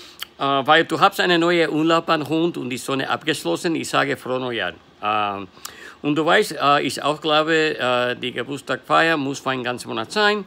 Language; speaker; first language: German; non-native, learner; English